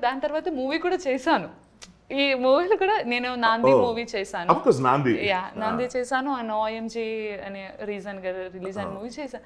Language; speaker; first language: Telugu; non-native, learner; Malayalam